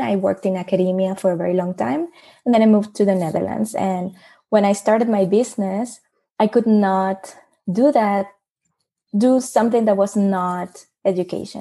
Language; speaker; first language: English; non-native, fluent; Spanish